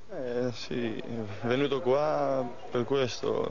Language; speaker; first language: Italian; non-native, learner; Greek